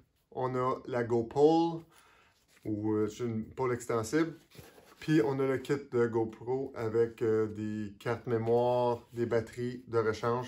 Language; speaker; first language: French; native; French